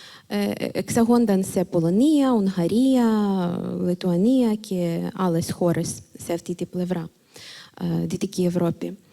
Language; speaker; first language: Greek; non-native, fluent; Ukrainian